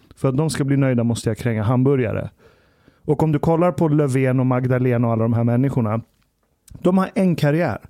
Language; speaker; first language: Swedish; early bilingual, other home language; Persian